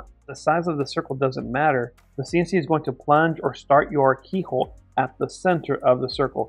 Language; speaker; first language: English; native; English